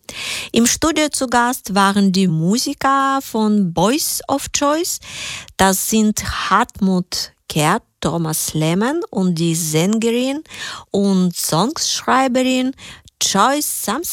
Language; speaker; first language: German; native; German